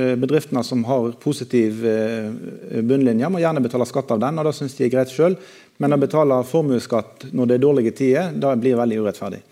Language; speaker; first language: Norwegian; native; Norwegian